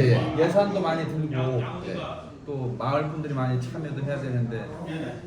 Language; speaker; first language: Korean; native; Korean